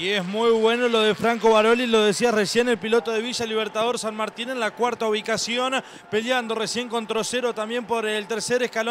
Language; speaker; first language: Spanish; native; Spanish